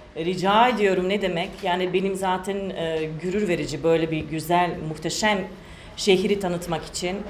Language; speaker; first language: Turkish; non-native, fluent; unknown